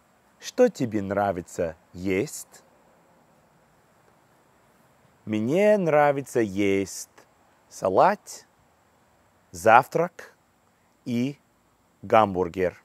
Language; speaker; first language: Russian; non-native, fluent; English